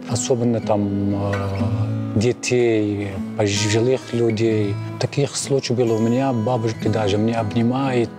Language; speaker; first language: Russian; non-native, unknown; Arabic